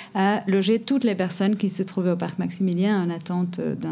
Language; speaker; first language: French; non-native, fluent; Portuguese